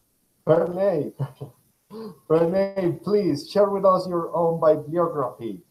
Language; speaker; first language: English; non-native, fluent; Spanish